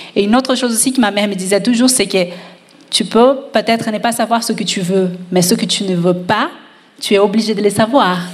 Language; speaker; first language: French; non-native, fluent; Portuguese